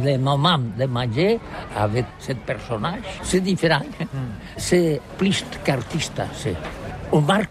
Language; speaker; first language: French; non-native, learner; Catalan